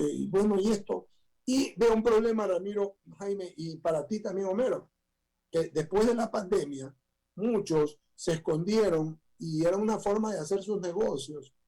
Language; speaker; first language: Spanish; native; Spanish